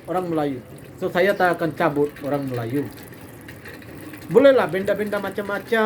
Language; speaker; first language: Indonesian; non-native, fluent; Bangla